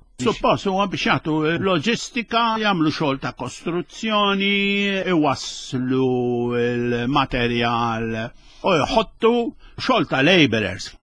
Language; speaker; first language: Maltese; early bilingual, other home language; Spanish